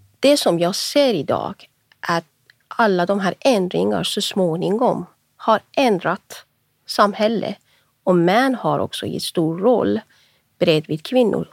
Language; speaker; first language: Swedish; non-native, fluent; Persian